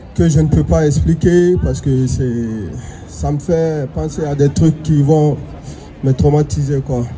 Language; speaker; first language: French; non-native, fluent; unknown